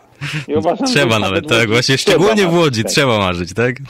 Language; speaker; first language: Polish; native; Polish